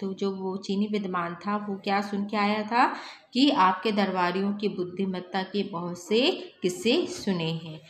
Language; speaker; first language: Hindi; native; Hindi